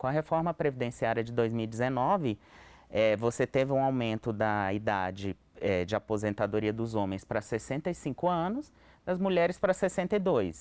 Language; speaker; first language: Portuguese; native; Portuguese